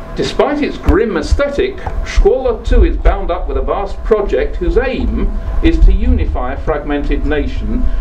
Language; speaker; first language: English; native; English